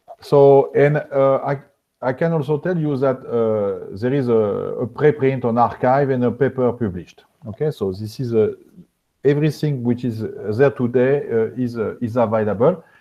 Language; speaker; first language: English; non-native, fluent; French